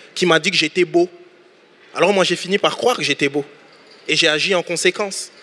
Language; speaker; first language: French; native; French